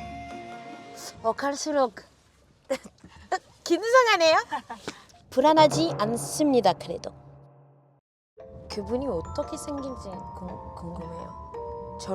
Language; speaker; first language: Korean; non-native, fluent; French